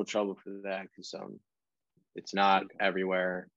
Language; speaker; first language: English; native; English